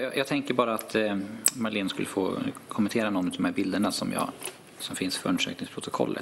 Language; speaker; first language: Swedish; native; Swedish